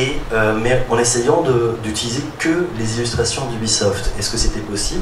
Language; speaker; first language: French; native; French